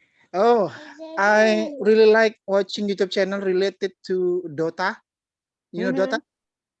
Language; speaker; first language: English; non-native, learner; Indonesian